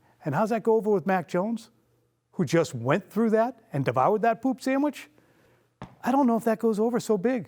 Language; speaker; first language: English; native; English